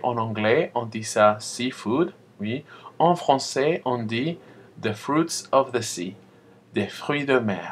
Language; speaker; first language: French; non-native, fluent; Spanish